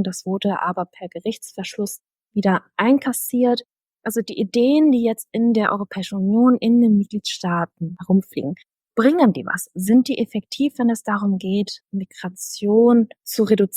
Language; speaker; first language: German; native; German